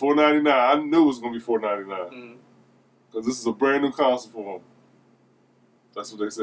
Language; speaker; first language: English; native; English